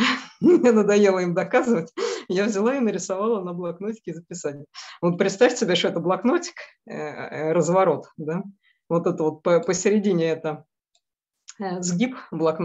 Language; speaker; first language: Russian; native; Russian